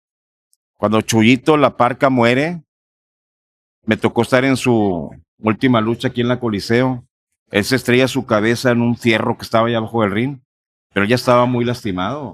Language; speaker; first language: Spanish; native; Spanish